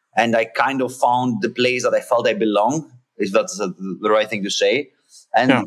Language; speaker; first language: English; non-native, fluent; Greek